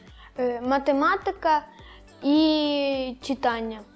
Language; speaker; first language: Polish; non-native, learner; Ukrainian